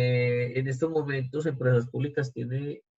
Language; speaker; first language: Spanish; native; Spanish